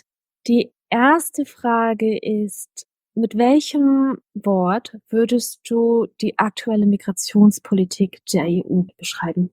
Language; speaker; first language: German; native; German